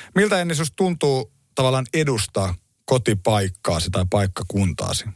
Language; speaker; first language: Finnish; native; Finnish